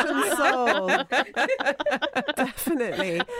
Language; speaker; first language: English; native; English